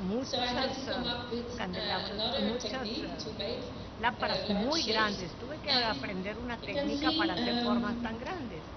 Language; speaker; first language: Spanish; non-native, fluent; Dutch